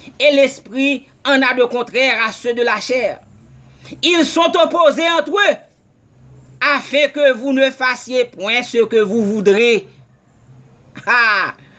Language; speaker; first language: Haitian Creole; native; Haitian Creole